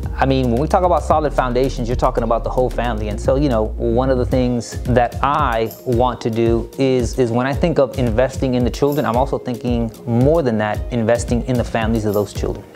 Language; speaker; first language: English; native; English